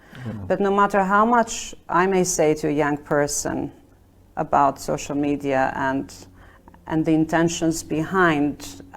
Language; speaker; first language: English; non-native, fluent; Albanian